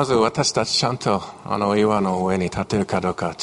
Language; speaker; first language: Japanese; non-native, fluent; English